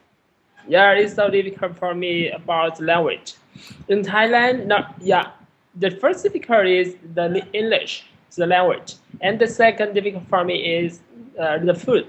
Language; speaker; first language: English; non-native, learner; Vietnamese